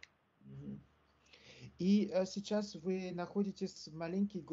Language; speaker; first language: Russian; non-native, learner; French